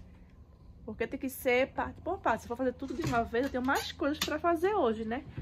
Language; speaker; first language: Portuguese; native; Portuguese